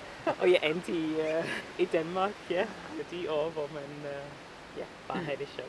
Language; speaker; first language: Danish; non-native, fluent; English